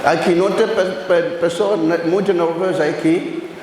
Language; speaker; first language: Portuguese; non-native, learner; Lingala